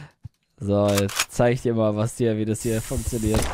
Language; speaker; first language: German; native; German